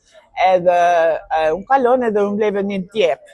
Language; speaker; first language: Albanian; non-native, learner; English